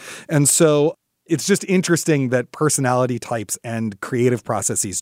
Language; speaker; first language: English; native; English